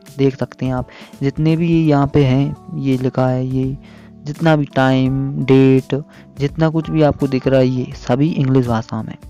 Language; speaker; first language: Hindi; native; Hindi